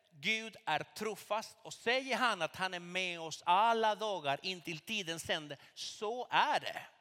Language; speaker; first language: Swedish; non-native, fluent; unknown